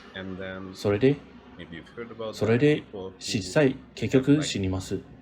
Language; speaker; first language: Japanese; non-native, learner; English